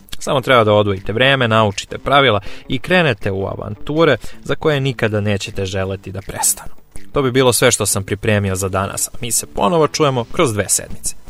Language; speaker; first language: Serbian; native; Serbian